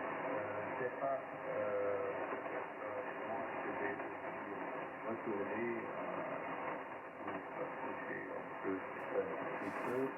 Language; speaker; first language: French; non-native, learner; German